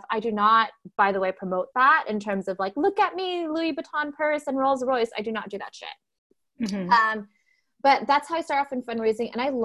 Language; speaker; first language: English; native; English